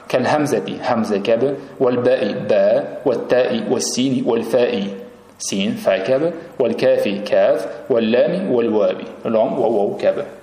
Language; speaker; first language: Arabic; non-native, fluent; Uzbek